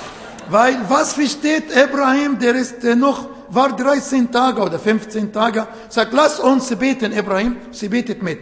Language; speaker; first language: German; non-native, fluent; Arabic